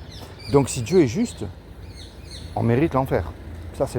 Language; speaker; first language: French; native; French